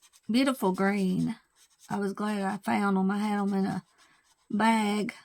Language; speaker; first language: English; native; English